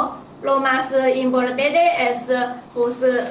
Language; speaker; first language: Spanish; non-native, learner; Chinese